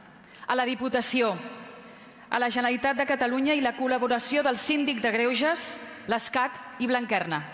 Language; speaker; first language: Catalan; native; Catalan